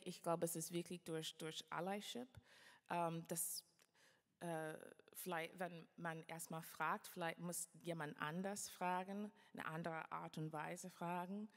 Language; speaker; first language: German; non-native, fluent; English